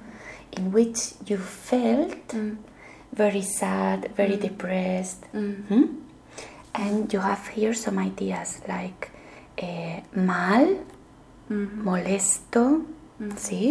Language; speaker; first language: English; non-native, fluent; Spanish